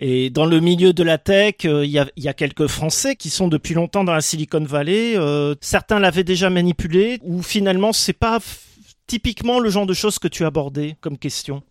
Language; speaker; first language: French; native; French